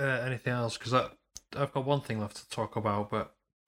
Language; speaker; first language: English; native; English